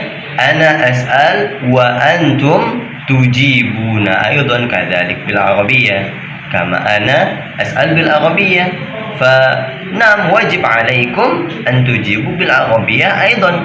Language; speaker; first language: Arabic; non-native, fluent; Indonesian